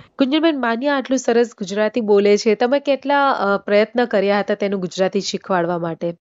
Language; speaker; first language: Gujarati; native; Gujarati